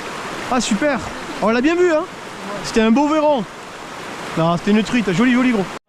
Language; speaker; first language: French; native; French